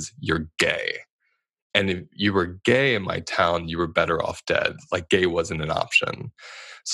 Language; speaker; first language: English; native; English